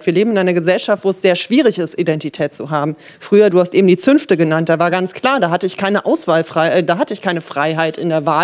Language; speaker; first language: German; native; German